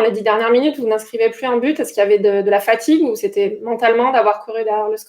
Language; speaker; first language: French; native; French